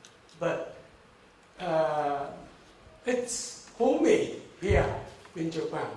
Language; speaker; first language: English; non-native, fluent; Japanese